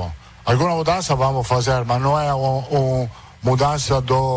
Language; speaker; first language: Portuguese; non-native, fluent; Italian